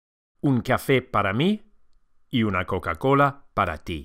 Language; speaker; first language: Spanish; non-native, fluent; English